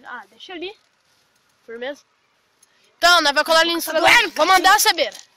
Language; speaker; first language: Portuguese; native; Portuguese